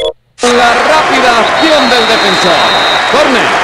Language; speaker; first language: Spanish; native; Spanish